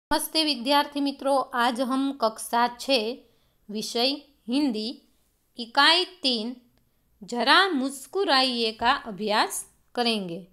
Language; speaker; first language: Hindi; non-native, local second language; Gujarati